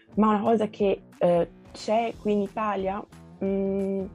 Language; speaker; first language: Italian; early bilingual, other home language; Portuguese